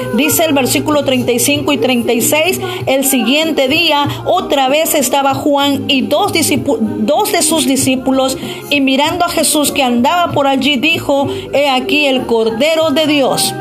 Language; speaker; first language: Spanish; native; Spanish